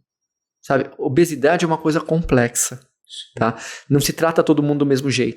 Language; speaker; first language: Portuguese; native; Portuguese